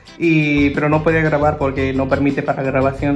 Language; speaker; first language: Spanish; non-native, learner; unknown